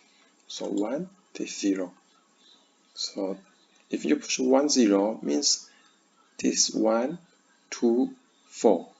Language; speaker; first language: English; non-native, learner; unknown